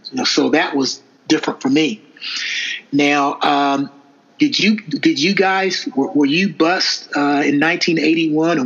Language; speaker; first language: English; native; English